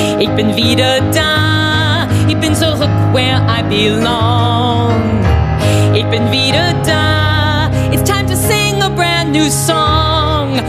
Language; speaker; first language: German; non-native, fluent; English